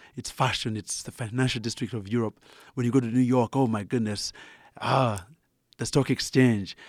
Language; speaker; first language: English; non-native, local second language; Ganda